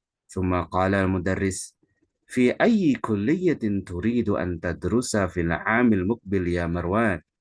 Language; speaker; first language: Arabic; non-native, fluent; Indonesian